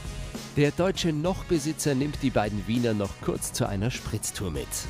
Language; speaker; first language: German; native; German